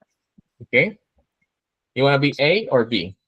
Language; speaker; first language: English; non-native, fluent; Spanish